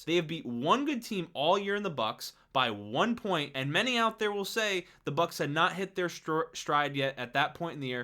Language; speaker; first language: English; native; English